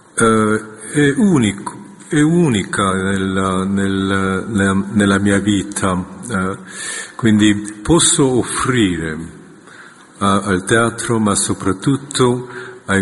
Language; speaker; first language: Italian; non-native, fluent; Korean